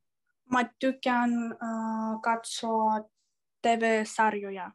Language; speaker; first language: Finnish; non-native, learner; Russian